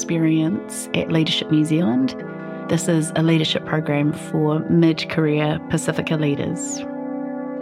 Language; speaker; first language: English; native; English